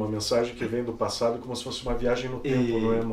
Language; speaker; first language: Portuguese; native; Portuguese